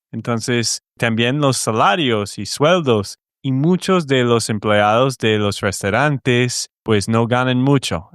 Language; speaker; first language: Spanish; non-native, fluent; English